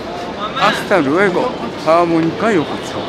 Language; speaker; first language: Spanish; non-native, learner; Japanese